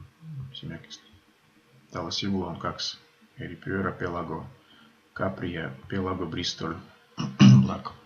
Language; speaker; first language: Finnish; non-native, fluent; Russian